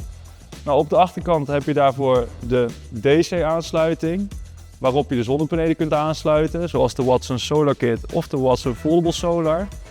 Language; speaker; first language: Dutch; native; Dutch